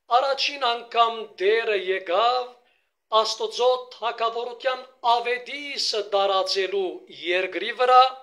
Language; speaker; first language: Armenian; early bilingual, heritage; Armenian